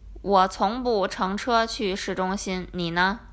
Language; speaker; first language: Chinese; non-native, learner; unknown